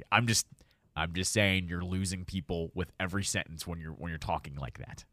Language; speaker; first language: English; native; English